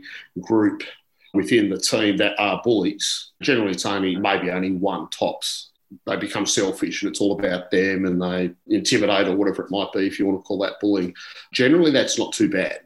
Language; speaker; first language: English; native; English